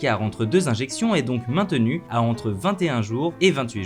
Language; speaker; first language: French; native; French